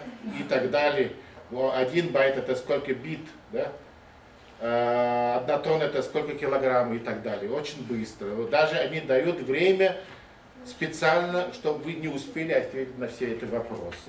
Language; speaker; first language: Russian; non-native, fluent; Mongolian